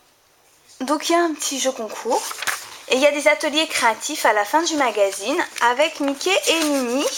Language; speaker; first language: French; native; French